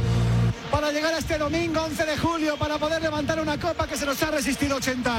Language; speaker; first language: Spanish; native; Spanish